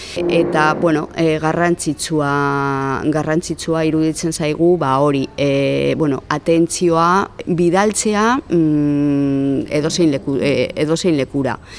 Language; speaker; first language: Basque; non-native, local second language; Spanish